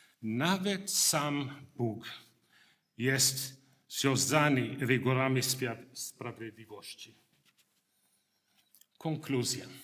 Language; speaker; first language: Polish; non-native, learner; English